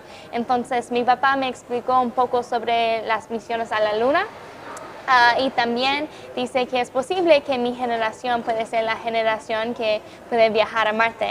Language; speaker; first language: Spanish; non-native, fluent; English